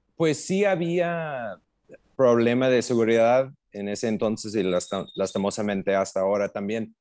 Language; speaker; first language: Spanish; non-native, fluent; English